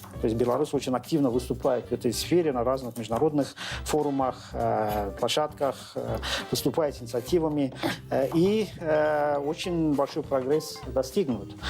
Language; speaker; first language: Russian; non-native, local second language; Azerbaijani